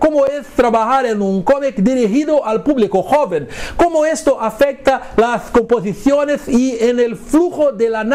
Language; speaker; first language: Spanish; non-native, fluent; Portuguese